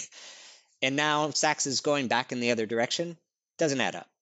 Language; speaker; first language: English; native; English